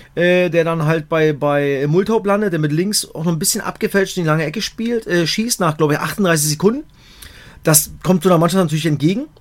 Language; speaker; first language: German; native; German